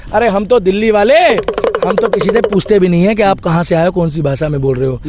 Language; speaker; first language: Hindi; native; Hindi